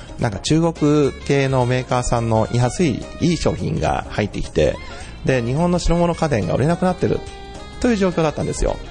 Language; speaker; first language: Japanese; native; Japanese